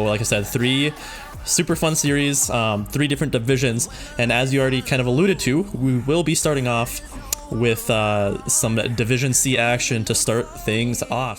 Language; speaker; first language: English; native; English